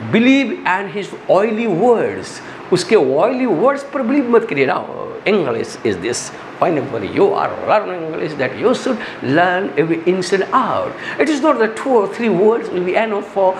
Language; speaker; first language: English; non-native, local second language; Hindi